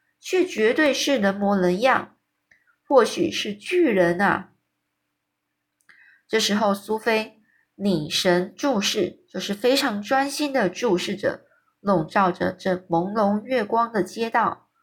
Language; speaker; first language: Chinese; native; Chinese